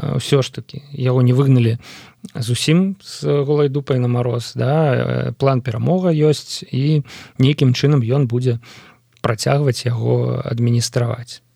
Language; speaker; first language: Belarusian; non-native, local second language; Russian